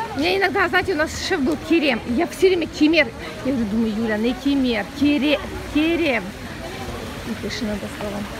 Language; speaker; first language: Russian; non-native, local second language; Ukrainian